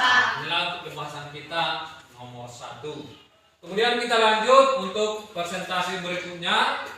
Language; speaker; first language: Indonesian; native; Indonesian